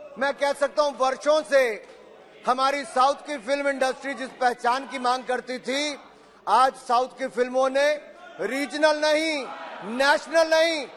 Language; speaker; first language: Hindi; native; Hindi